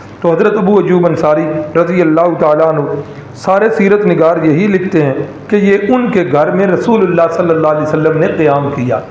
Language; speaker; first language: Urdu; non-native, local second language; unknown